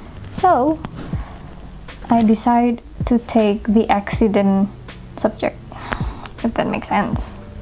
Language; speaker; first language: English; non-native, fluent; Indonesian